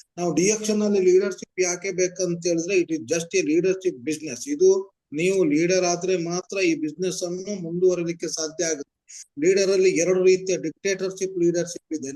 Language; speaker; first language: Kannada; native; Kannada